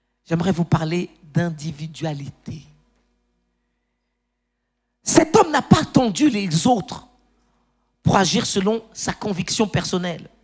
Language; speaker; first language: French; native; French